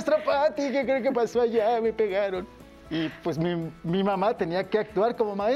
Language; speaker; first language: Spanish; native; Spanish